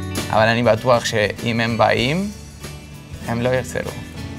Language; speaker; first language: Hebrew; non-native, fluent; Spanish